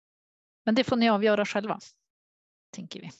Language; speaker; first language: Swedish; native; Swedish